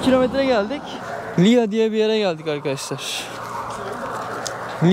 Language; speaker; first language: Turkish; native; Turkish